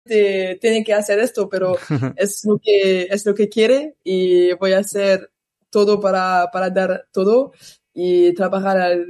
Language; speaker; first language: Spanish; non-native, learner; French